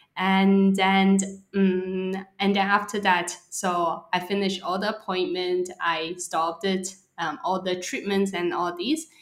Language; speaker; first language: English; non-native, local second language; Cantonese